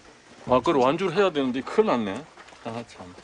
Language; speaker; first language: Korean; native; Korean